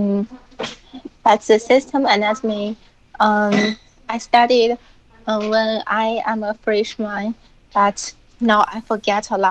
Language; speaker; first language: English; non-native, learner; Chinese